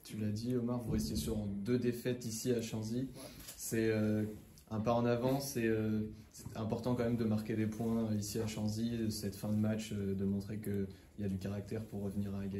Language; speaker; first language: French; native; French